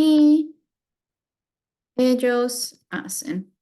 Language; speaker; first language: Spanish; non-native, fluent; English